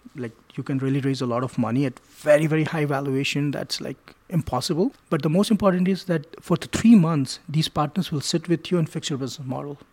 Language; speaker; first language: English; non-native, local second language; Hindi